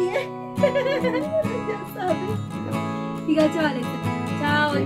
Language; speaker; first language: Portuguese; non-native, fluent; Spanish